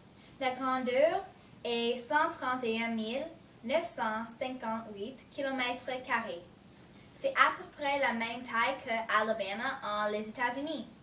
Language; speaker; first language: French; non-native, learner; English